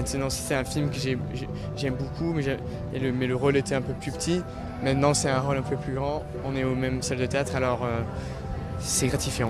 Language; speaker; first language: French; early bilingual, heritage; English